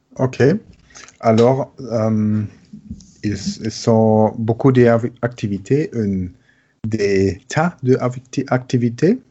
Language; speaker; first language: French; non-native, learner; German